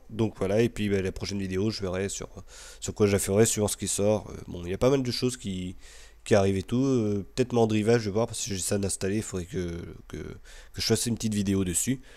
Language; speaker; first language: French; native; French